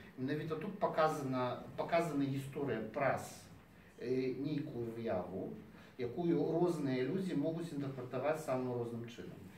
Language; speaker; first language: Belarusian; native; Belarusian